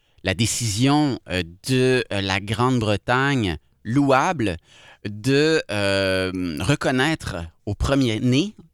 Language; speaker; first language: French; native; French